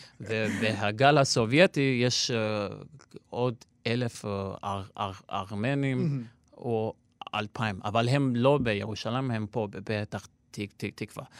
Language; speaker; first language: Hebrew; non-native, local second language; Armenian